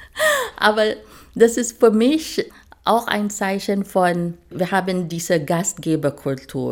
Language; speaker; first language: German; non-native, fluent; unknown